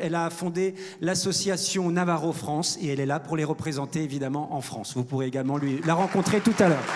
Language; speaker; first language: French; native; French